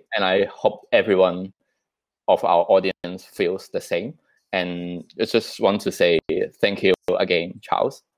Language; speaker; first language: English; non-native, local second language; Chinese